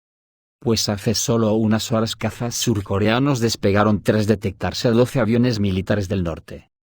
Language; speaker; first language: Spanish; native; Spanish